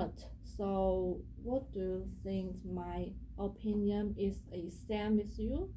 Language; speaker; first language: English; non-native, learner; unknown